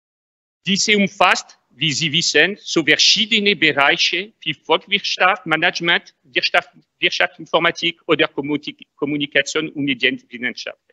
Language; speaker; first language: German; non-native, fluent; French